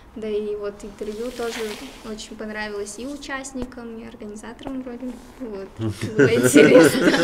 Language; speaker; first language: Russian; non-native, local second language; Tuvinian